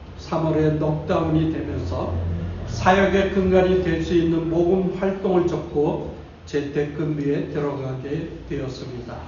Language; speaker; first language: Korean; native; Korean